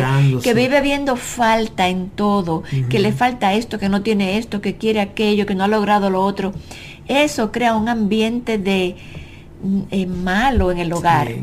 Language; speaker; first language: Spanish; native; Spanish